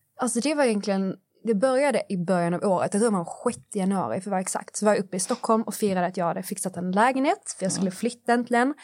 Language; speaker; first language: Swedish; native; Swedish